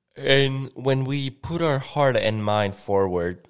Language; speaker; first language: English; non-native, fluent; Spanish